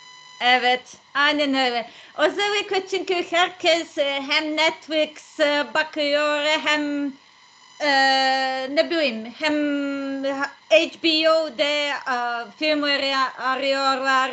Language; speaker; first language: Turkish; non-native, learner; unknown